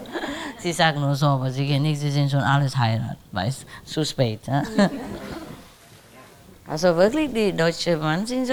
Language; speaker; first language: German; non-native, learner; Vietnamese